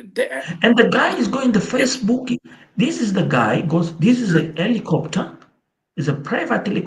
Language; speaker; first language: English; non-native, local second language; Portuguese